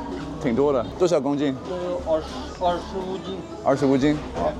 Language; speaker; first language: Chinese; non-native, fluent; English